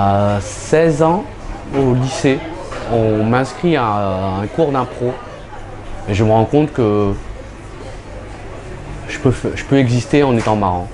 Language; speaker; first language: French; early bilingual, other home language; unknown